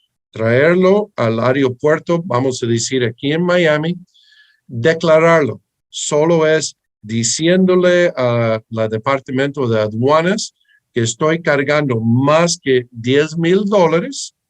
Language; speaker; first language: Spanish; early bilingual, heritage; English